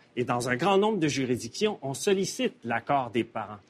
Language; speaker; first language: French; native; French